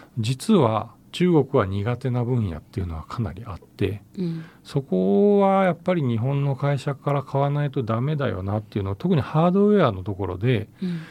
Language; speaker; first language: Japanese; native; Japanese